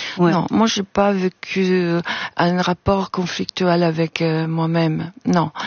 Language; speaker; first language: French; non-native, fluent; Italian